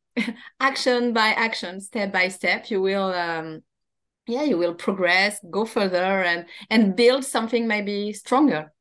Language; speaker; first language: English; non-native, fluent; French